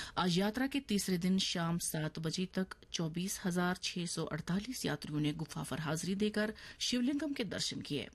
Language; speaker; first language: Urdu; non-native, local second language; Kashmiri